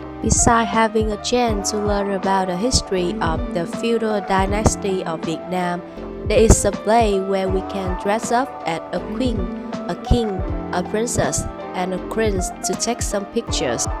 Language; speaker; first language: English; non-native, learner; Vietnamese